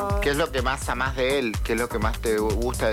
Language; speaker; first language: Spanish; native; Spanish